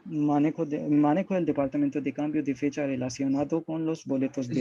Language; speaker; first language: Spanish; non-native, learner; Hindi